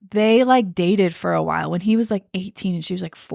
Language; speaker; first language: English; native; English